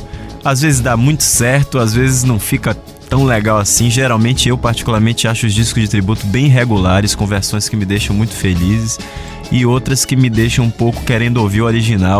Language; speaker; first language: Portuguese; native; Portuguese